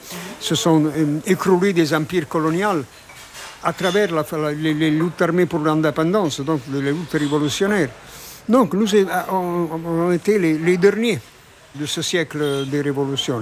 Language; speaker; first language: French; non-native, fluent; Italian